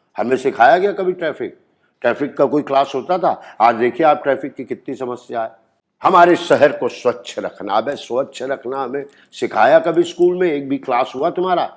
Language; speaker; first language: Hindi; native; Hindi